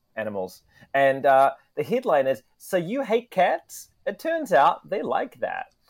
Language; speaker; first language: English; native; English